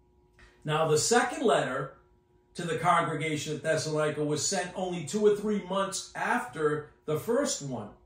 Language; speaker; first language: English; native; English